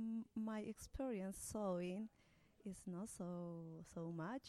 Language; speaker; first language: English; non-native, learner; Spanish